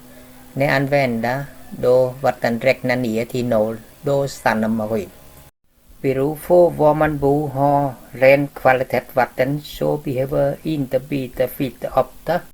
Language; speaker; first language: Swedish; non-native, learner; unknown